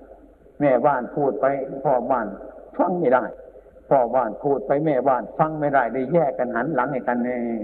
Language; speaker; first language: Thai; native; Thai